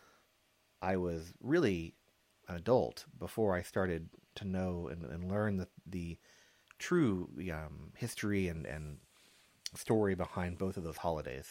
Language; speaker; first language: English; native; English